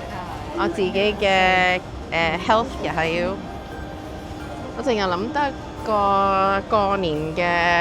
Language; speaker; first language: Cantonese; early bilingual, heritage; Cantonese